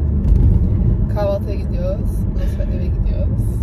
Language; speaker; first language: Turkish; early bilingual, heritage; Turkish